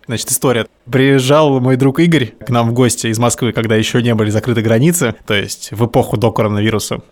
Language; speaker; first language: Russian; native; Russian